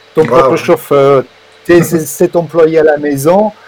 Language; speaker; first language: French; non-native, fluent; Romanian